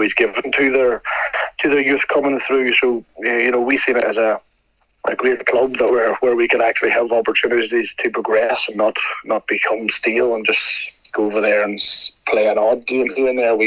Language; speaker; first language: English; native; English